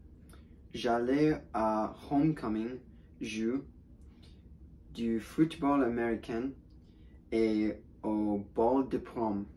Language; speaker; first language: French; non-native, learner; English